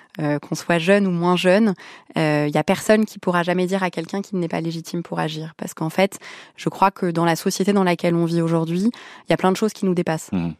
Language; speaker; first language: French; early bilingual, other home language; Arabic